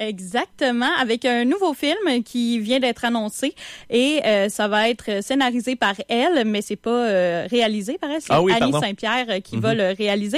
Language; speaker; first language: French; native; French